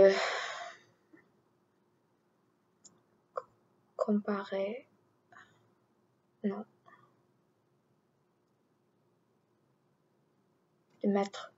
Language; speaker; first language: French; non-native, learner; English